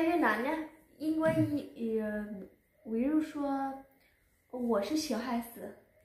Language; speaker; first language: Chinese; non-native, learner; Vietnamese